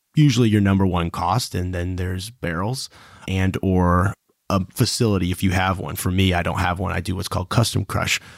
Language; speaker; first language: English; native; English